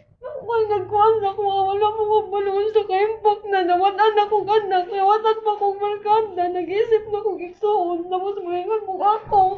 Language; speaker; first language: Cebuano; native; Cebuano